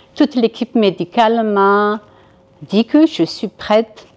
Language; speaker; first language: French; non-native, local second language; Malagasy